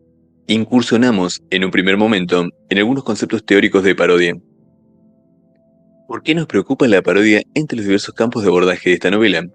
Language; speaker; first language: Spanish; native; Spanish